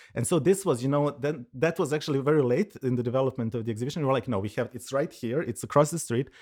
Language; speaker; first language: English; non-native, fluent; Serbian